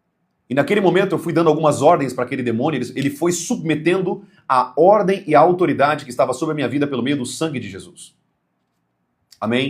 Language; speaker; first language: Portuguese; native; Portuguese